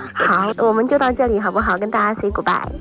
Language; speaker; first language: Chinese; native; Chinese